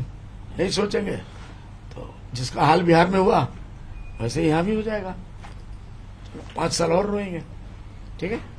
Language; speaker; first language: Hindi; non-native, local second language; Assamese